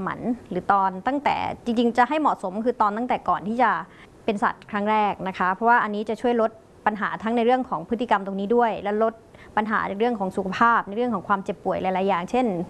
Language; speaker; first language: Thai; native; Thai